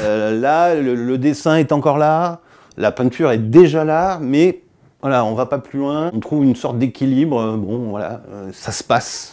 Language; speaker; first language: French; native; French